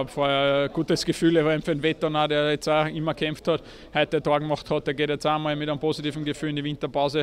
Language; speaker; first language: German; native; German